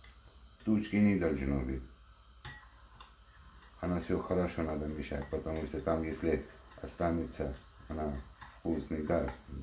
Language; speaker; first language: Russian; non-native, learner; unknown